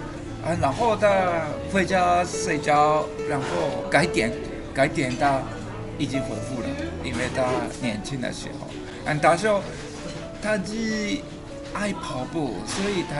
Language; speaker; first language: Chinese; non-native, learner; Japanese